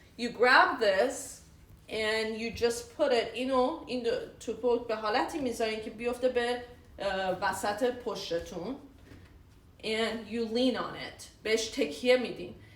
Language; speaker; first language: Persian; early bilingual, heritage; Persian